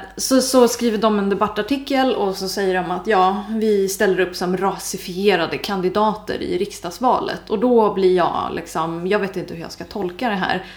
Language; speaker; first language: Swedish; early bilingual, other home language; Persian